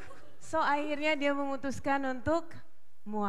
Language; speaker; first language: Indonesian; native; Indonesian